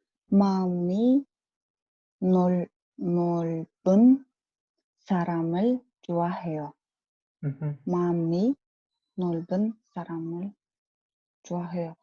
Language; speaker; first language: Korean; non-native, learner; Kazakh